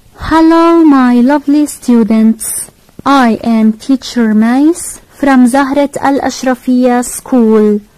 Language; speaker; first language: English; non-native, fluent; Arabic